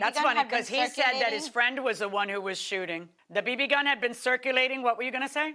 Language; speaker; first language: English; native; English